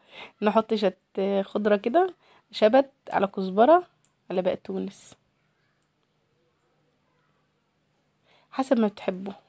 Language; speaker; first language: Arabic; native; Arabic